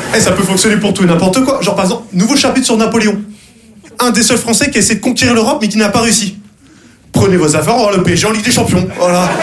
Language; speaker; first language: French; native; French